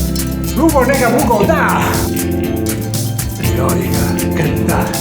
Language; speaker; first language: Chinese; non-native, fluent; Italian